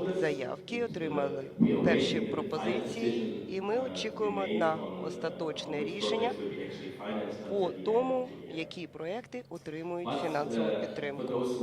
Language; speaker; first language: Ukrainian; native; Ukrainian